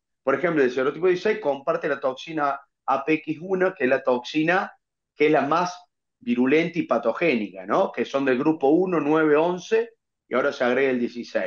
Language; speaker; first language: Spanish; native; Spanish